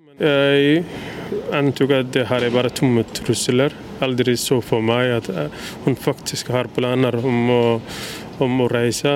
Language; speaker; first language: Norwegian; early bilingual, other home language; Somali